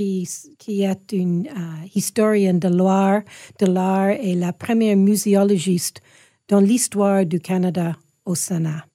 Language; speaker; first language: French; non-native, fluent; English